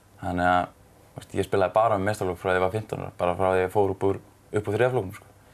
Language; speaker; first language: Icelandic; native; Icelandic